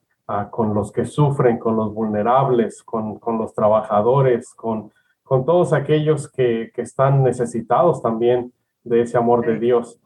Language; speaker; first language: Spanish; native; Spanish